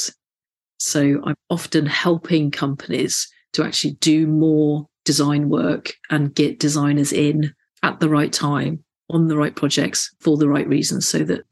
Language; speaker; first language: English; native; English